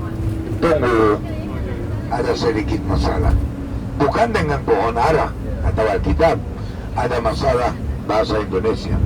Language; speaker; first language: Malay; non-native, fluent; Hebrew